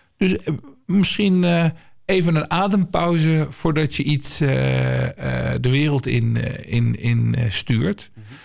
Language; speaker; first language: Dutch; early bilingual, other home language; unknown